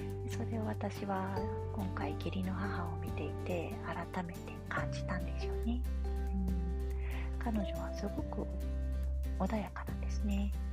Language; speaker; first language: Japanese; native; Japanese